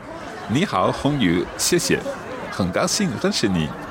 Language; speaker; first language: Chinese; non-native, learner; English